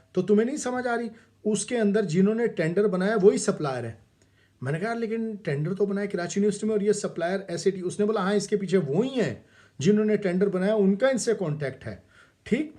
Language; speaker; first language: Urdu; native; Urdu